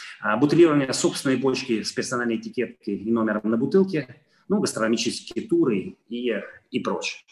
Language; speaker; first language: Russian; non-native, fluent; Italian